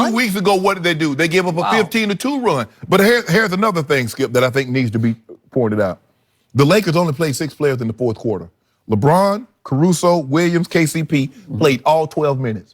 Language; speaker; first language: English; native; English